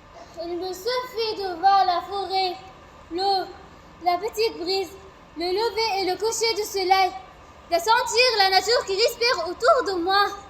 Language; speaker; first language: French; non-native, learner; Arabic